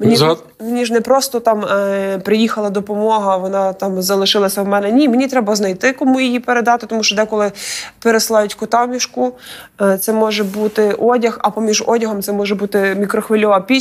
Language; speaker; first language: Ukrainian; native; Ukrainian